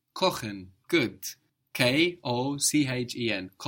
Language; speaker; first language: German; non-native, fluent; English